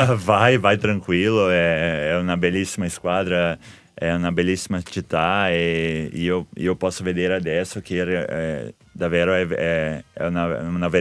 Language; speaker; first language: Italian; non-native, fluent; Portuguese